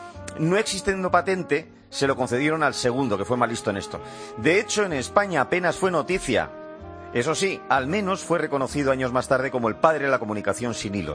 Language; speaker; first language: Spanish; native; Spanish